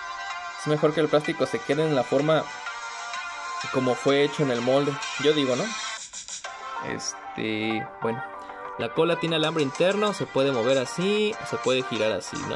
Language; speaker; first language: Spanish; native; Spanish